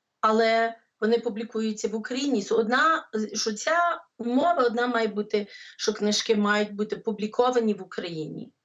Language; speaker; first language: Ukrainian; early bilingual, heritage; English